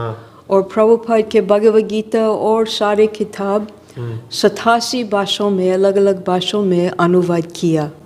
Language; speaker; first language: Hindi; non-native, fluent; English